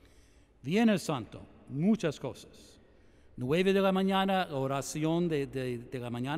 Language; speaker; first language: Spanish; non-native, fluent; English